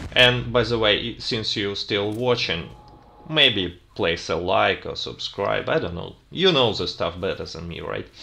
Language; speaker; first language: English; non-native, fluent; Russian